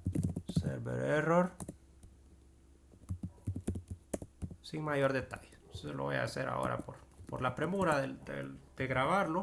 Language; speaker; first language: Spanish; native; Spanish